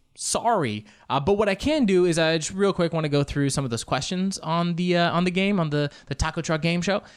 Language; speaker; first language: English; early bilingual, other home language; Spanish